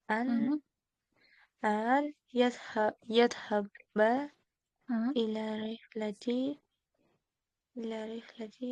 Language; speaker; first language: Arabic; non-native, learner; Uzbek